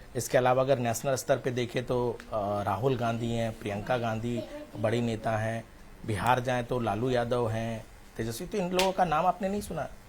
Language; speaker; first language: Hindi; native; Hindi